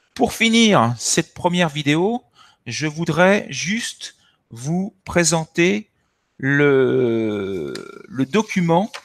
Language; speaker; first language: French; native; French